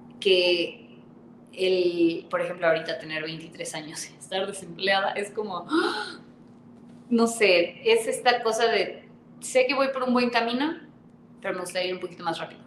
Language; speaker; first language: Spanish; native; Spanish